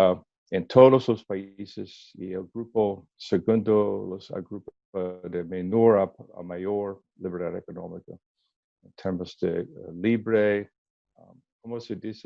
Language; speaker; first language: Spanish; non-native, learner; English